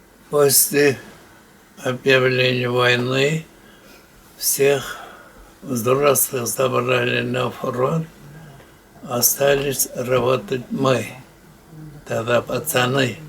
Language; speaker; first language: Russian; non-native, local second language; Bashkir